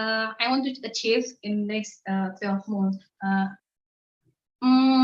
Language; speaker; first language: English; non-native, learner; Indonesian